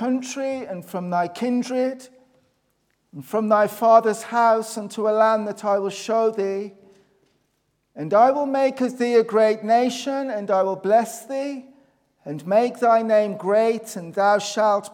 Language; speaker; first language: English; native; English